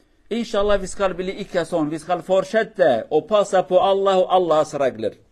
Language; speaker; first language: Norwegian; non-native, fluent; Kurdish